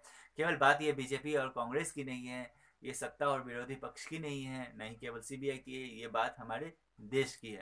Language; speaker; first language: Hindi; native; Hindi